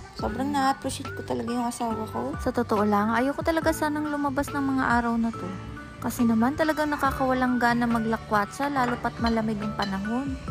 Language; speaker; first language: Filipino; native; Filipino